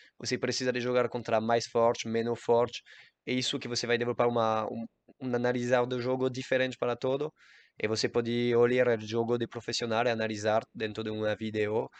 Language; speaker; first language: Portuguese; non-native, learner; French